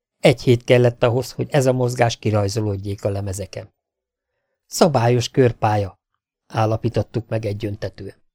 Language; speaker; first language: Hungarian; native; Hungarian